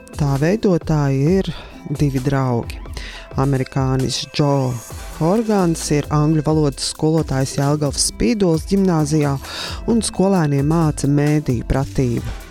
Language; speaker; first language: Latvian; native; Latvian